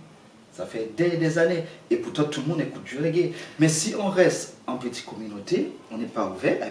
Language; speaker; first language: French; non-native, local second language; Haitian Creole